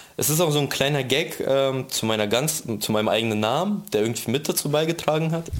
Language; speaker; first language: German; early bilingual, other home language; Russian